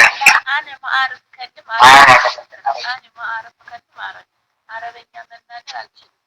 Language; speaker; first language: Arabic; non-native, learner; Amharic